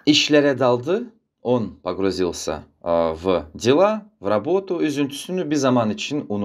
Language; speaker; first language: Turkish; non-native, fluent; Russian